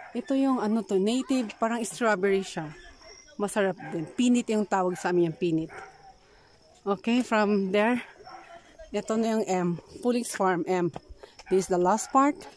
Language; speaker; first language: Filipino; non-native, local second language; Iloko